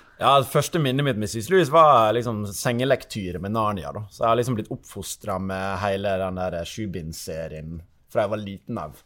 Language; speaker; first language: Norwegian; native; Norwegian